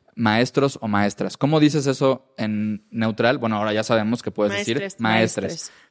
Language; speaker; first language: Spanish; native; Spanish